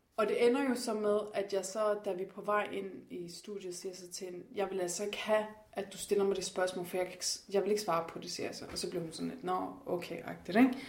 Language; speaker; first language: Danish; native; Danish